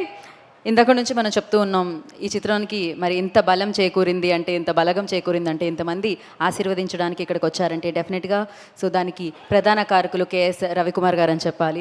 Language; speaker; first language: Telugu; native; Telugu